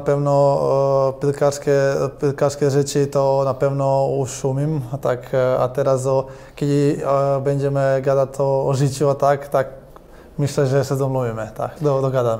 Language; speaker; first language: Polish; non-native, learner; Croatian